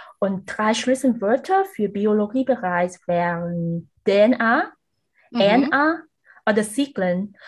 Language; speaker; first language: German; non-native, learner; Vietnamese